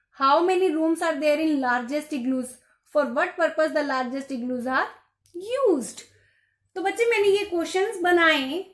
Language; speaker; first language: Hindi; non-native, local second language; Gujarati